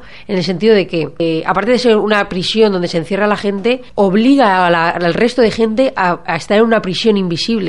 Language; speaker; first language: Spanish; native; Spanish